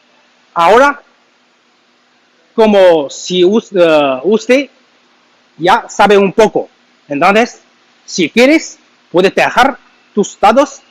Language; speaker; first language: Spanish; non-native, learner; Chinese